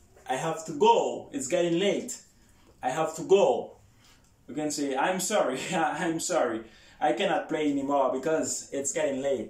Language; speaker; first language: English; non-native, fluent; Haitian Creole